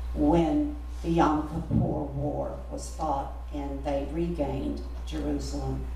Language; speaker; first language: English; native; English